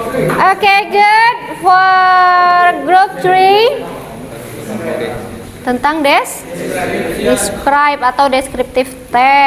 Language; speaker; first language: English; non-native, learner; Indonesian